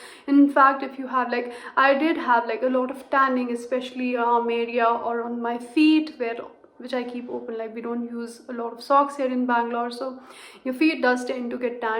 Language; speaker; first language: English; non-native, local second language; Hindi